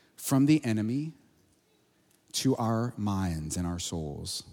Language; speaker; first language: English; native; English